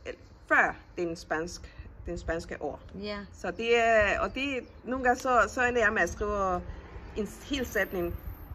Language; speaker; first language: Danish; non-native, fluent; Spanish